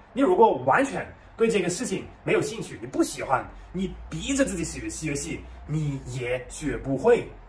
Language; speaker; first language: Chinese; non-native, fluent; German